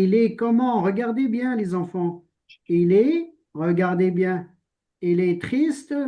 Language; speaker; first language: French; non-native, local second language; Arabic